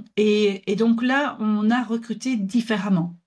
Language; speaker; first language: French; native; French